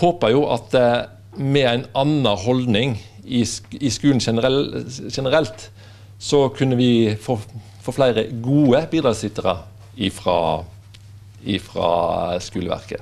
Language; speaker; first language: Norwegian; native; Norwegian